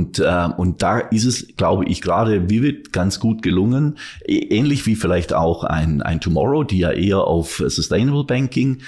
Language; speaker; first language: German; native; German